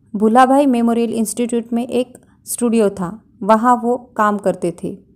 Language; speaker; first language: Hindi; non-native, local second language; Marathi